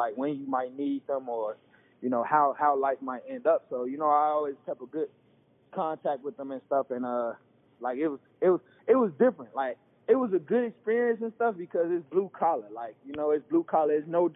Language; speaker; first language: English; native; English